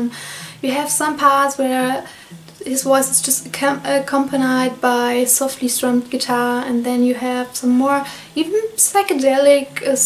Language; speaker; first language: English; non-native, fluent; German